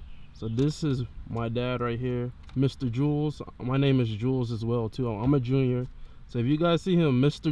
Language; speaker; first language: English; native; English